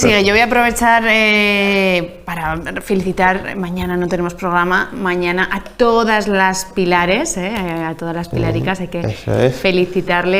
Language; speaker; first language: Spanish; native; Spanish